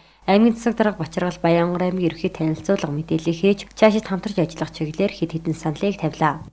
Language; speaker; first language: Mongolian; native; Mongolian